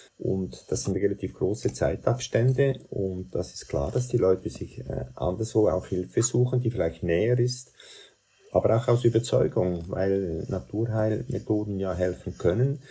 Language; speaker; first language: German; native; German